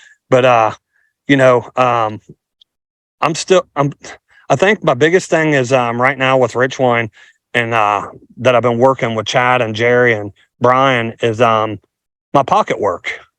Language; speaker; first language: English; native; English